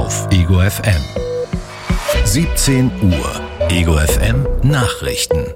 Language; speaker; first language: German; native; German